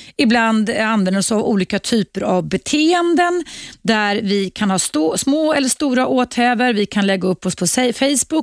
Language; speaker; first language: Swedish; native; Swedish